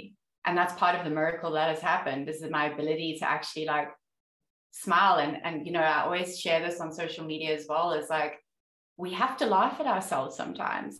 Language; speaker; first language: English; native; English